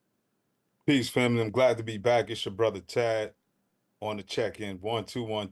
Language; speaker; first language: English; native; English